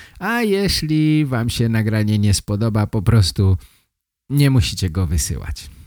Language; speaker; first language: Polish; native; Polish